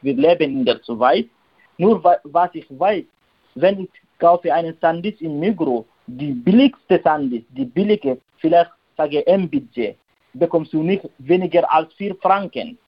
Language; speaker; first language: German; non-native, learner; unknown